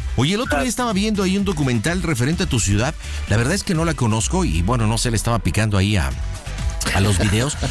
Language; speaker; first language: Spanish; native; Spanish